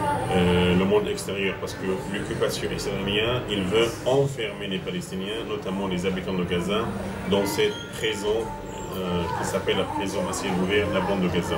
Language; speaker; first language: French; non-native, fluent; Arabic